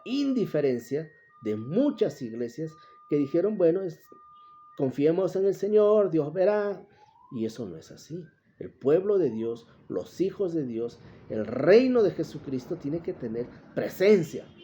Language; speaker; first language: Spanish; native; Spanish